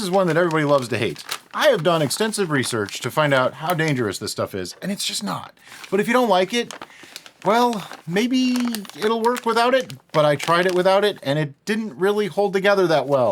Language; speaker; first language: English; native; English